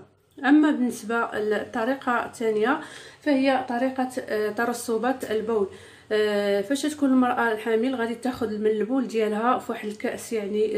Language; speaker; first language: Arabic; native; Arabic